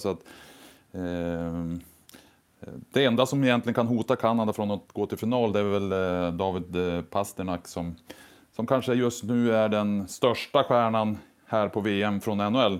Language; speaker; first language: Swedish; native; Swedish